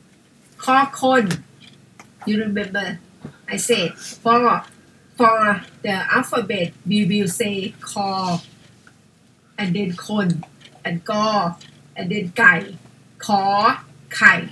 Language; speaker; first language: English; non-native, fluent; Thai